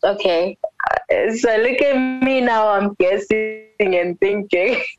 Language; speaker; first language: English; non-native, local second language; North Ndebele